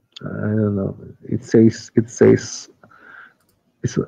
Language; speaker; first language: English; non-native, learner; Indonesian